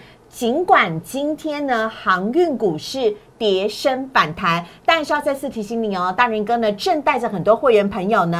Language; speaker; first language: Chinese; native; Chinese